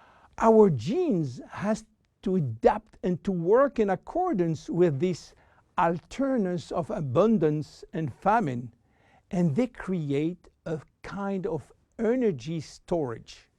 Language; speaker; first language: English; non-native, fluent; French